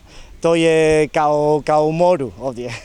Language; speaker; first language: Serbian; non-native, learner; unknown